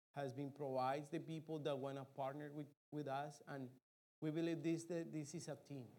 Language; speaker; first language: English; non-native, fluent; Spanish